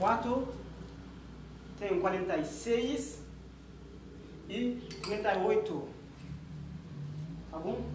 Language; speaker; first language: Portuguese; non-native, learner; Haitian Creole